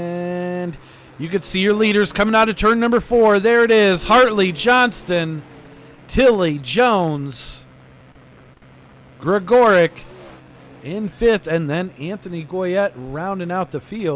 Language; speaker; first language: English; native; English